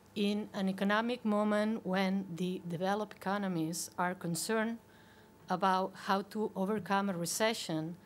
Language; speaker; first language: English; non-native, fluent; Catalan